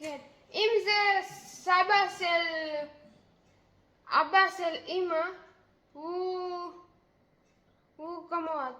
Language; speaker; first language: Hebrew; non-native, learner; Gujarati